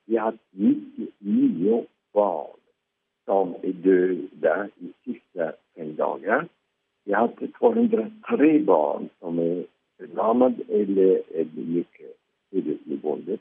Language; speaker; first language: Swedish; early bilingual, heritage; Swedish